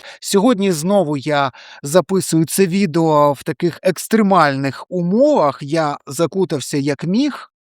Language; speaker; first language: Ukrainian; native; Ukrainian